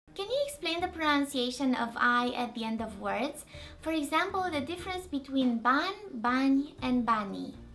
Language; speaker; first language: English; non-native, fluent; Romanian